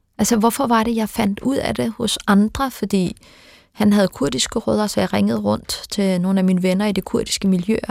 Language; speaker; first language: Danish; early bilingual, other home language; Turkish